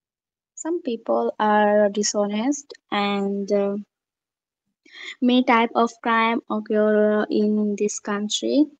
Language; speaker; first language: English; non-native, learner; Bangla